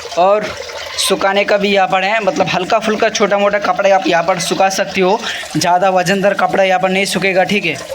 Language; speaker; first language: Hindi; non-native, local second language; Bangla